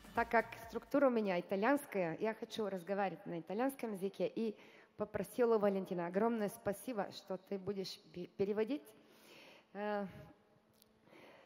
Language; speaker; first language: Russian; non-native, fluent; Italian